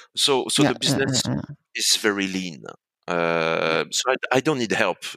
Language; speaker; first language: English; non-native, fluent; French